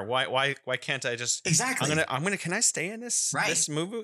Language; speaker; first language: English; native; English